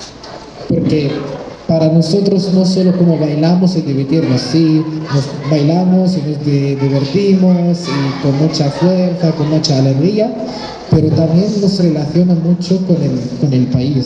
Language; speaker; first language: Spanish; non-native, fluent; Arabic